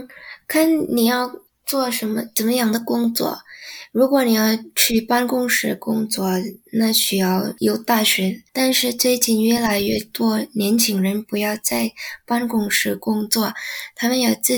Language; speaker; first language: Chinese; non-native, learner; Indonesian